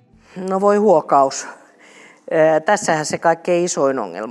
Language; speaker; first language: Finnish; native; Finnish